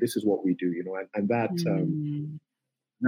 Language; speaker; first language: English; non-native, local second language; Yoruba